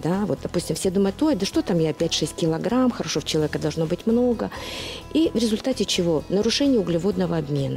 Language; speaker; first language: Russian; native; Russian